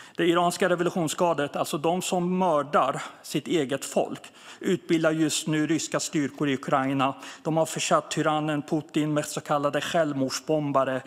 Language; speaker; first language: Swedish; early bilingual, other home language; Persian